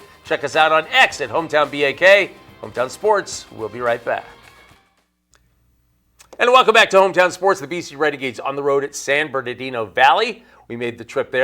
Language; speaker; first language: English; native; English